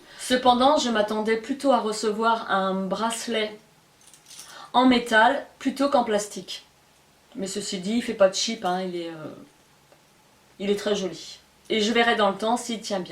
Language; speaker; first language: French; native; French